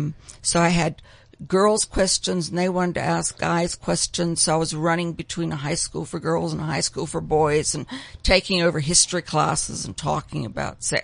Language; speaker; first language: English; native; English